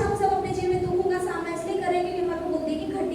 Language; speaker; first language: Hindi; native; Hindi